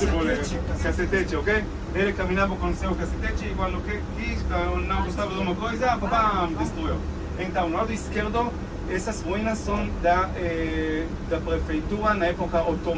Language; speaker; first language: Portuguese; non-native, fluent; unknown